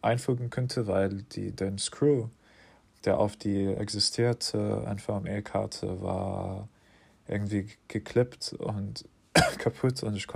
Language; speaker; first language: German; non-native, fluent; English